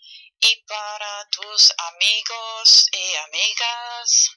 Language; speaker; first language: Spanish; non-native, fluent; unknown